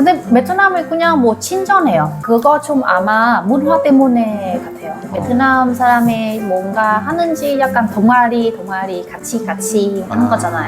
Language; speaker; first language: Korean; non-native, learner; Vietnamese